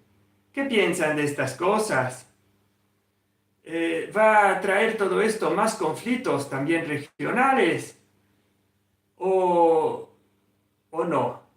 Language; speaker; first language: Spanish; non-native, fluent; Italian